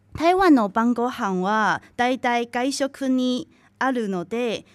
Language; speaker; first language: Japanese; non-native, fluent; Chinese